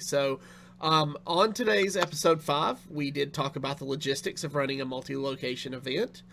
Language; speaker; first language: English; native; English